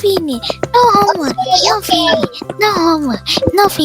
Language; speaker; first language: English; non-native, learner; Thai